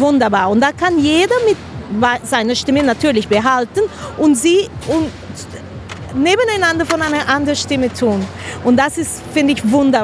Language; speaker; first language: German; non-native, fluent; Spanish